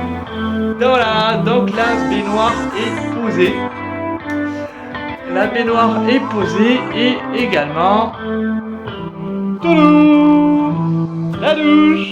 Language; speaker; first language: French; native; French